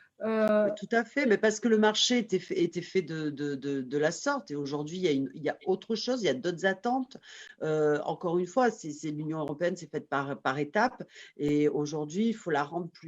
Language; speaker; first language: French; native; French